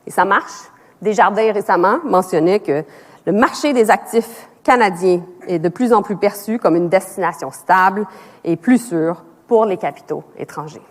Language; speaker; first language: French; native; French